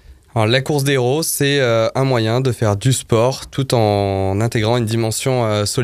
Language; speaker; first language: French; native; French